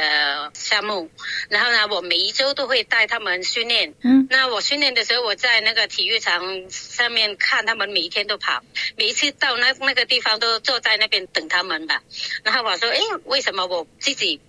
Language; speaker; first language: Chinese; non-native, local second language; Cantonese